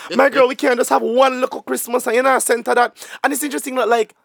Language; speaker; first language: English; non-native, local second language; Jamaican Creole English